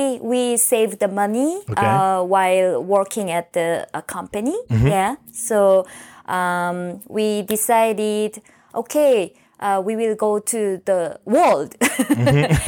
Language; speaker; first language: English; non-native, fluent; Korean